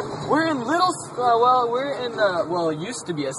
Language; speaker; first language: English; native; English